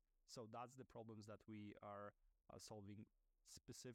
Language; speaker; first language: English; non-native, fluent; Russian